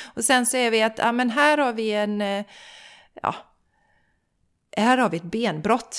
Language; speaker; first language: Swedish; native; Swedish